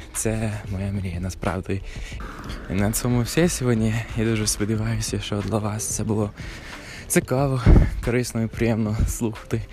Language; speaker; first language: Ukrainian; non-native, fluent; English